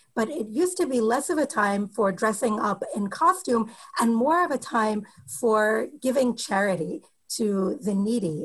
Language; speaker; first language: English; native; English